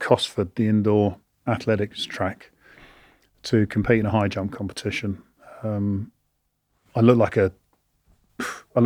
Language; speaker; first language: English; native; English